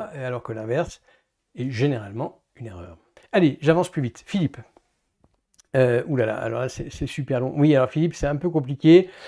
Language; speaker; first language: French; native; French